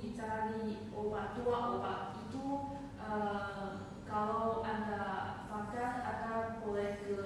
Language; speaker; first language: Indonesian; non-native, learner; Chinese